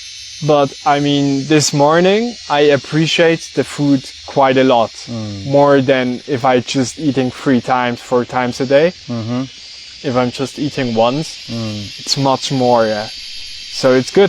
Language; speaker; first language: English; non-native, fluent; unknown